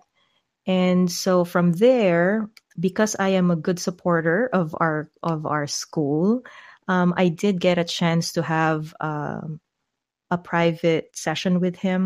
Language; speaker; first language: English; non-native, local second language; Filipino